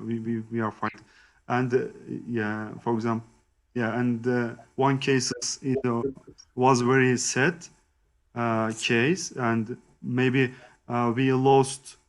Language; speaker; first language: English; non-native, learner; Turkish